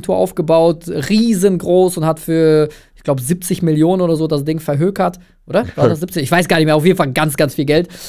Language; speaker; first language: German; early bilingual, other home language; Russian